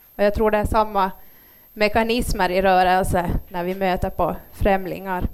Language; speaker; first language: Swedish; native; Swedish